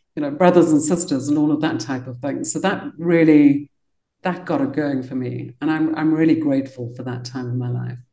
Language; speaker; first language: English; native; English